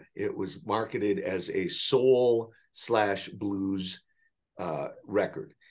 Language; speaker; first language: English; native; English